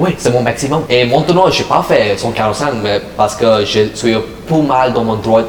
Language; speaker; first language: French; non-native, learner; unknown